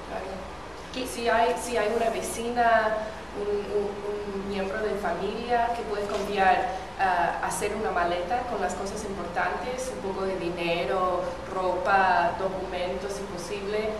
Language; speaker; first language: Spanish; non-native, fluent; English